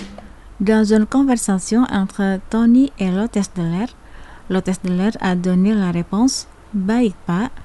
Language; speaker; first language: French; non-native, fluent; Indonesian